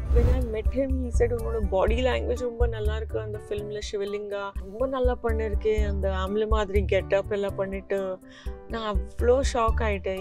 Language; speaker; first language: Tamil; non-native, fluent; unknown